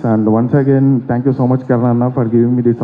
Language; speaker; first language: Telugu; native; Telugu